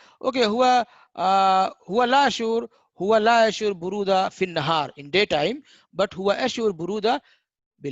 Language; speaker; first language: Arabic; non-native, fluent; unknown